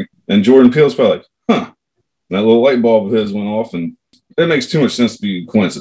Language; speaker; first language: English; native; English